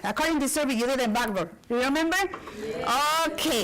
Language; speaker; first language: English; non-native, local second language; Spanish